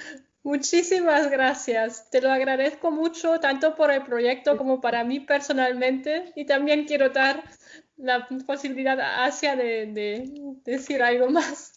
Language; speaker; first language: Spanish; non-native, fluent; German